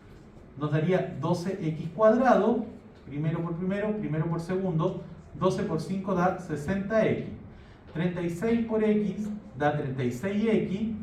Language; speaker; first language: Spanish; native; Spanish